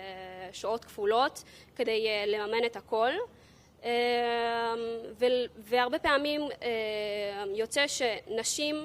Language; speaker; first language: Hebrew; early bilingual, other home language; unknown